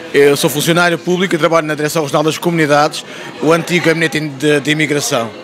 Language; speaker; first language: Portuguese; native; Portuguese